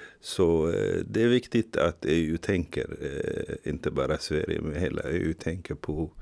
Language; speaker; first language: Swedish; non-native, fluent; Tigrinya